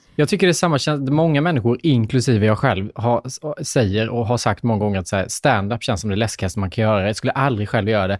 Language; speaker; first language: Swedish; native; Swedish